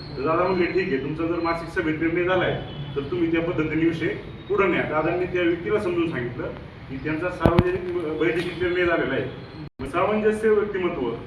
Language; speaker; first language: Marathi; native; Marathi